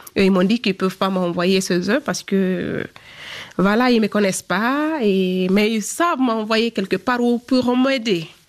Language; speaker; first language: French; non-native, local second language; Fula